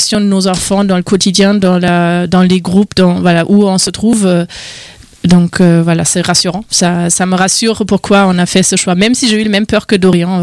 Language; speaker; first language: French; non-native, fluent; German